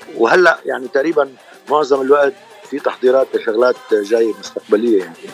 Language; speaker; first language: Arabic; native; Arabic